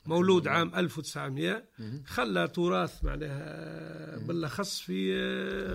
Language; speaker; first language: Arabic; native; Arabic